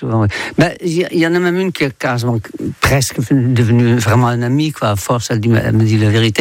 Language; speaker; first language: French; non-native, fluent; Dutch